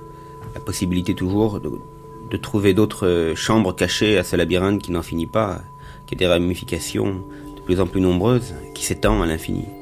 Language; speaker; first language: French; native; French